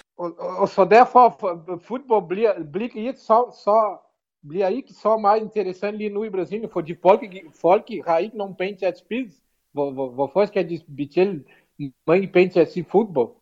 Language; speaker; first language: Danish; non-native, learner; Portuguese